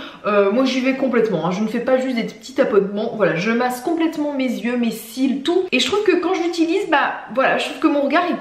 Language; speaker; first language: French; native; French